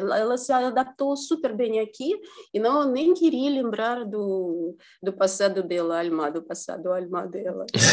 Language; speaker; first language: Portuguese; non-native, fluent; Russian